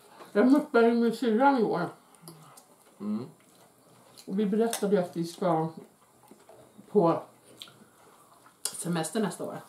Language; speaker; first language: Swedish; native; Swedish